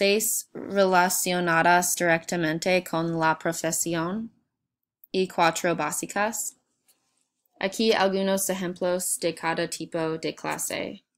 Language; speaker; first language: Spanish; non-native, learner; English